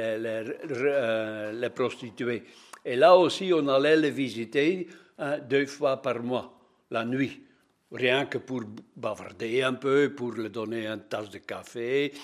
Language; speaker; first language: French; non-native, local second language; Dutch